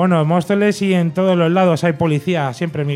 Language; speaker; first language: Spanish; native; Spanish